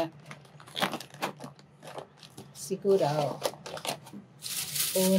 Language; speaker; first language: German; non-native, learner; Thai